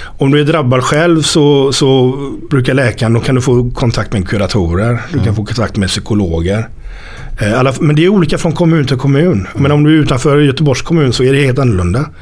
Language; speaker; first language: Swedish; native; Swedish